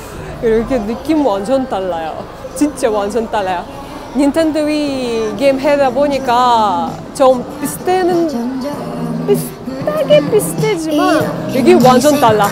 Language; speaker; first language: Korean; non-native, learner; Russian